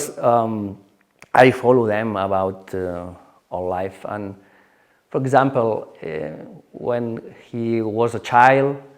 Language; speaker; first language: English; non-native, learner; Spanish